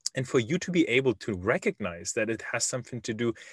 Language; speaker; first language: English; non-native, fluent; German